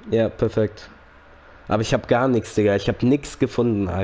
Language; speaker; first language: German; native; German